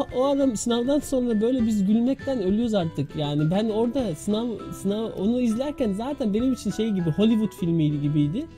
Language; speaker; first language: Turkish; early bilingual, heritage; Turkish